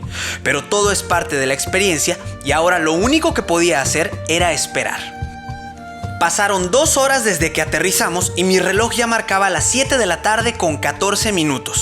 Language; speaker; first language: Spanish; native; Spanish